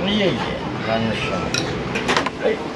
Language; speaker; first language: Japanese; native; Japanese